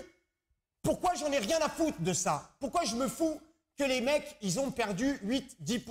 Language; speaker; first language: French; native; French